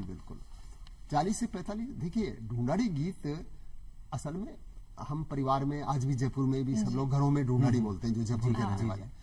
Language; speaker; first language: Hindi; non-native, local second language; Marwari